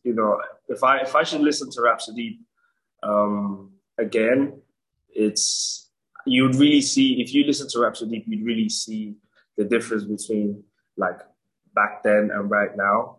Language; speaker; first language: English; non-native, local second language; Igbo